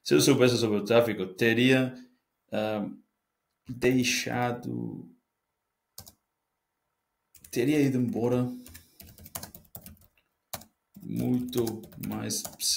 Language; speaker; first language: Portuguese; non-native, learner; Spanish